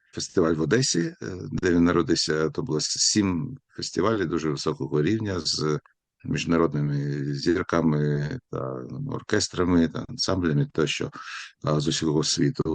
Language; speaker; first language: Ukrainian; non-native, local second language; Russian